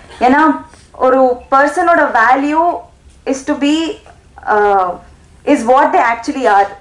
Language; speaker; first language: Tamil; non-native, learner; Telugu